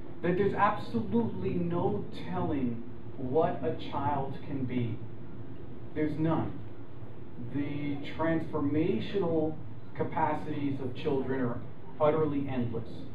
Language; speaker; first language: English; early bilingual, other home language; Spanish